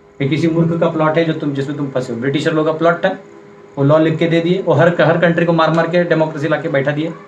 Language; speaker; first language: Hindi; non-native, local second language; Marathi